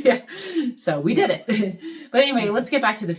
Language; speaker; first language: English; native; English